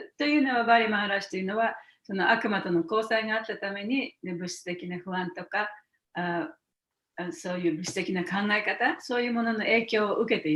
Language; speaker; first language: Japanese; native; Japanese